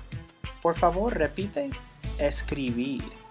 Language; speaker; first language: Spanish; non-native, fluent; English